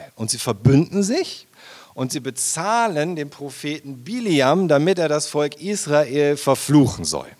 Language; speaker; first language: German; native; German